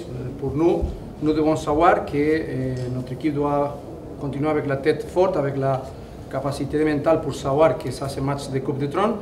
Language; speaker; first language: French; non-native, fluent; Spanish